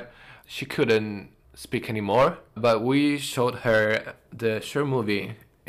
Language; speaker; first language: English; non-native, fluent; Italian